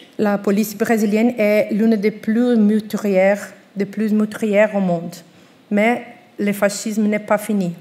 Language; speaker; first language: French; non-native, fluent; Portuguese